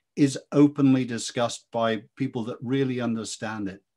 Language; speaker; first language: English; native; English